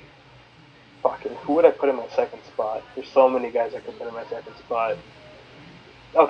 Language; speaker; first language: English; native; English